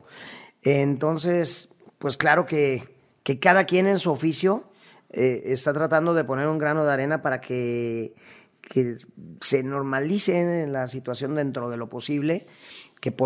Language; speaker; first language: Spanish; native; Spanish